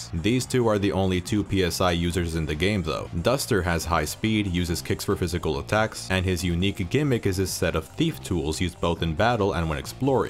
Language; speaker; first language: English; native; English